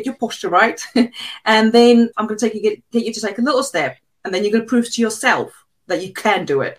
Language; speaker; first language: English; non-native, local second language; Afrikaans